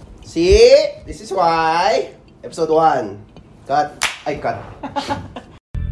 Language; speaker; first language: English; non-native, local second language; Filipino